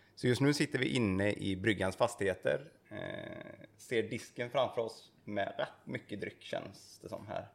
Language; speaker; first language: Swedish; native; Swedish